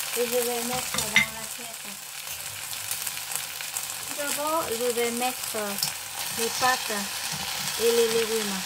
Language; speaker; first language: French; non-native, learner; Vietnamese